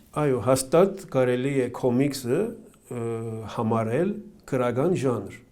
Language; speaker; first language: Armenian; early bilingual, heritage; Armenian